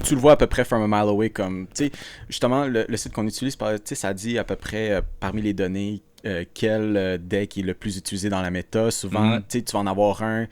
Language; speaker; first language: French; native; French